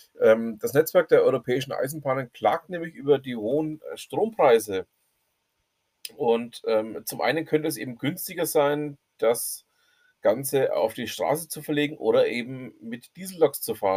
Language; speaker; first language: German; native; German